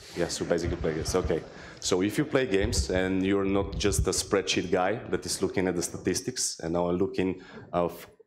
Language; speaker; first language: English; non-native, fluent; Bulgarian